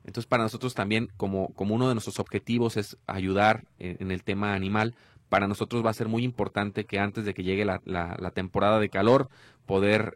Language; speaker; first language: Spanish; native; Spanish